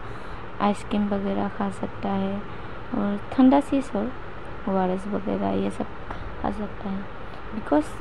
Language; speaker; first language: Hindi; non-native, local second language; Assamese